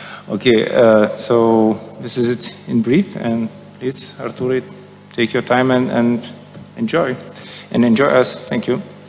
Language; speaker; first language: English; non-native, fluent; Lithuanian